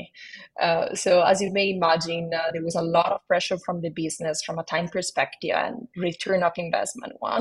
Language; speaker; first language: English; non-native, fluent; Italian